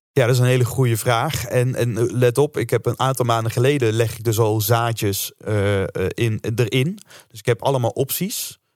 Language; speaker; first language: Dutch; native; Dutch